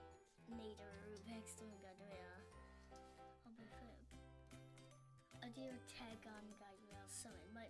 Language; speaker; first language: Welsh; non-native, local second language; English